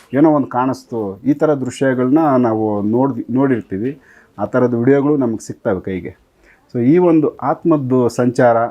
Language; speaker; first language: Kannada; native; Kannada